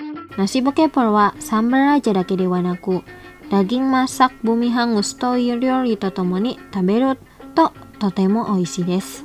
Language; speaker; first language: Japanese; non-native, fluent; Indonesian